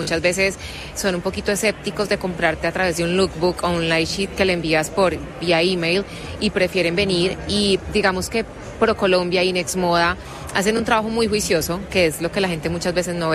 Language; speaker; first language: Spanish; native; Spanish